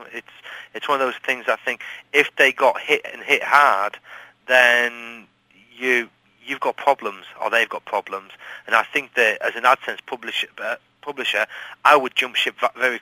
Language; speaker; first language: English; native; English